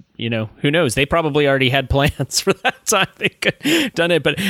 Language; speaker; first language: English; native; English